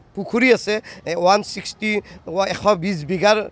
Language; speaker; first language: Assamese; native; Assamese